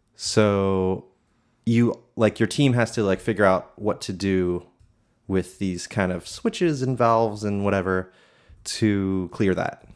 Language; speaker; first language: English; native; English